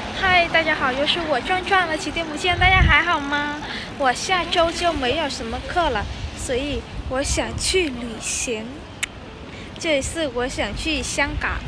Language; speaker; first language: Chinese; non-native, fluent; Vietnamese